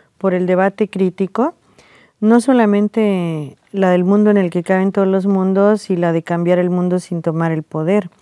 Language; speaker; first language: Spanish; native; Spanish